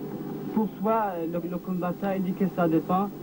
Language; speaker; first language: French; non-native, learner; Kurdish